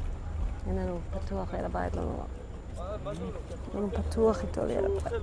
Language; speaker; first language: Hebrew; native; Hebrew